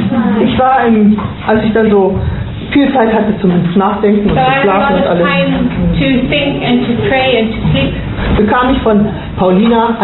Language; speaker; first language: German; native; German